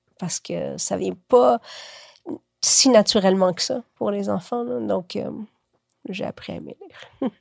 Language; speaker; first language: French; early bilingual, other home language; Spanish